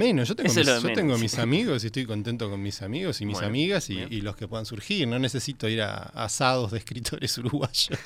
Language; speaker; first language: Spanish; native; Spanish